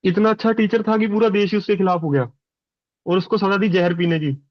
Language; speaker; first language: Hindi; non-native, local second language; Punjabi